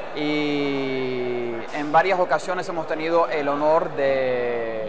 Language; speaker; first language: Spanish; non-native, fluent; Arabic